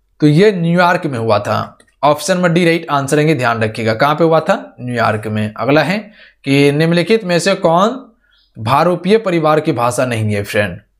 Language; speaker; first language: Hindi; native; Hindi